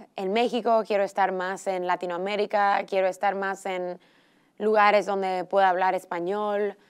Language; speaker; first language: Spanish; early bilingual, heritage; Spanish